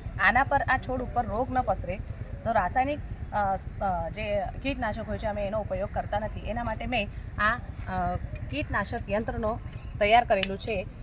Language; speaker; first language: Gujarati; non-native, local second language; Marathi